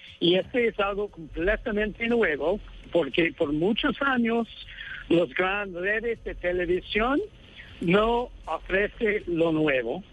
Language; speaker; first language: Spanish; non-native, fluent; English